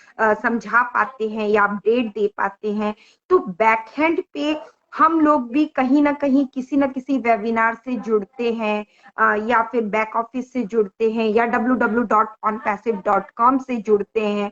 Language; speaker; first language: Hindi; native; Hindi